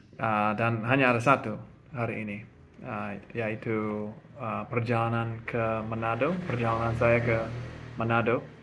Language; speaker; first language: Indonesian; non-native, fluent; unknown